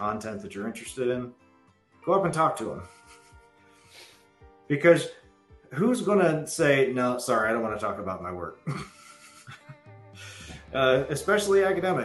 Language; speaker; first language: English; native; English